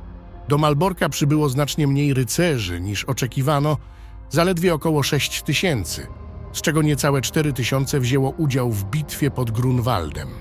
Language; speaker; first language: Polish; native; Polish